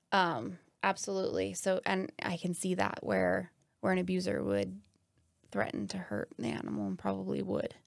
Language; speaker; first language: English; native; English